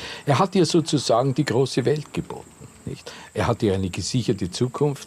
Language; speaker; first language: German; native; German